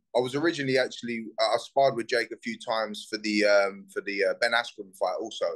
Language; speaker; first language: English; native; English